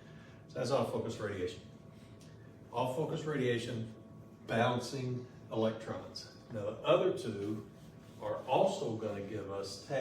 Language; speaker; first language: English; native; English